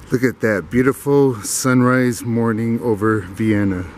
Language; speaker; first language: English; native; English